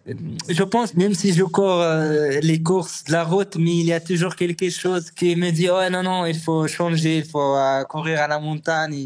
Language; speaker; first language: French; non-native, learner; Arabic